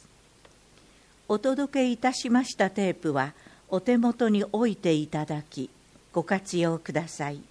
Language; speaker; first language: Japanese; native; Japanese